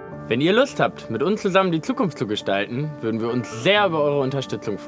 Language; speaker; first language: German; native; German